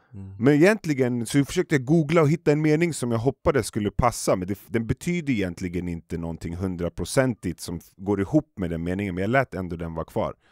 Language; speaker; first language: Swedish; early bilingual, other home language; Arabic